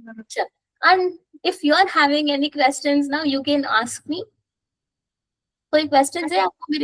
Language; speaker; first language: English; non-native, local second language; Hindi